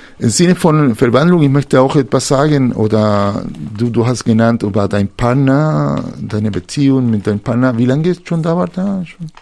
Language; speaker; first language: German; non-native, fluent; Spanish